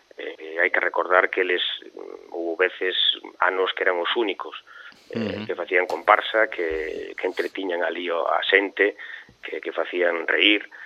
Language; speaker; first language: Galician; native; Galician